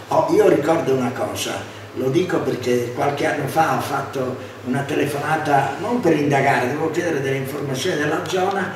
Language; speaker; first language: Italian; native; Italian